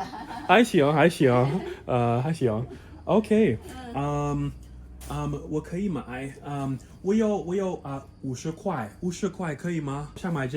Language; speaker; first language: Chinese; non-native, learner; English